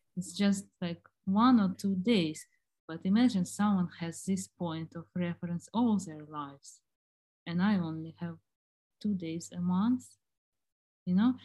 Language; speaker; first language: English; non-native, fluent; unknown